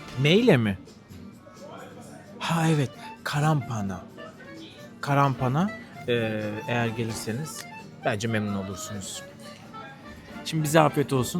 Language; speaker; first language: Turkish; native; Turkish